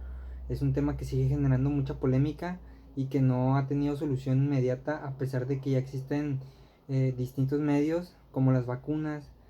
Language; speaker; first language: Spanish; native; Spanish